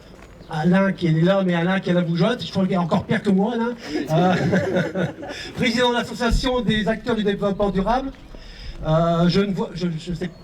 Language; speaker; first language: French; native; French